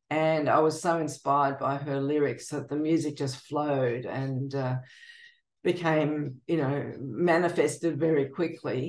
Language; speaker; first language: English; native; English